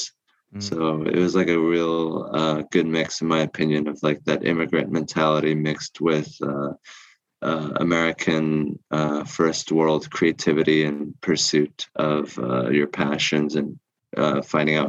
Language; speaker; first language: English; early bilingual, other home language; Korean